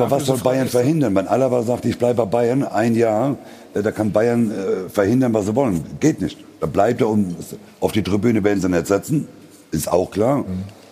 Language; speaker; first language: German; native; German